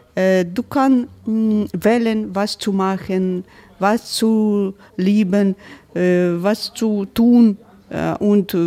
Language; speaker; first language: German; non-native, learner; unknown